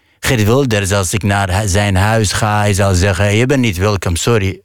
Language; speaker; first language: Dutch; non-native, fluent; Arabic